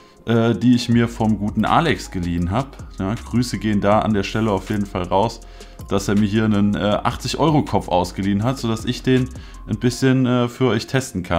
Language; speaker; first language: German; native; German